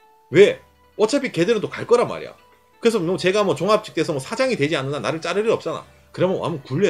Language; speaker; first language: Korean; native; Korean